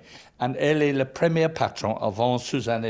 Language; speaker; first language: French; non-native, learner; English